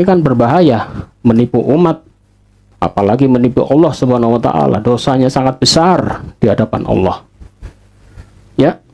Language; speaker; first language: Indonesian; native; Indonesian